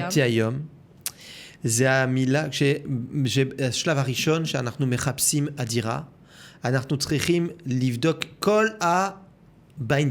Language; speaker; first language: Hebrew; non-native, learner; French